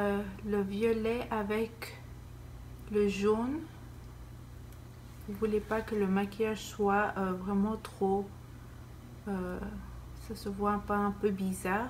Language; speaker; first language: French; non-native, fluent; Spanish